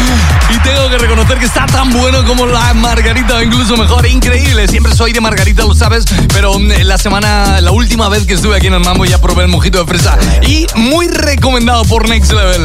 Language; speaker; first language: Spanish; native; Spanish